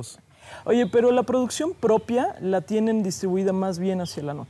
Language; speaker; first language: Spanish; native; Spanish